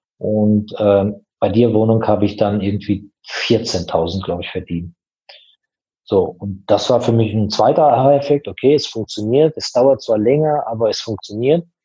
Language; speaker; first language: German; non-native, fluent; Azerbaijani